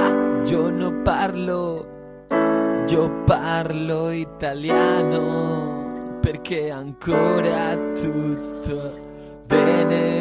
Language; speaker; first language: Italian; non-native, learner; Spanish